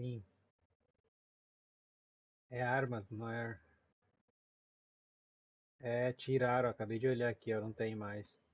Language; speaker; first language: Portuguese; native; Portuguese